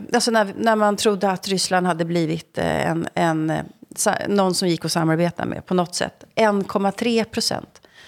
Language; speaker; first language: Swedish; native; Swedish